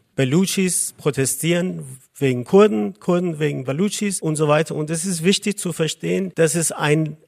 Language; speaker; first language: German; non-native, fluent; Persian